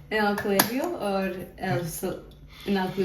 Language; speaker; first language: Spanish; non-native, fluent; English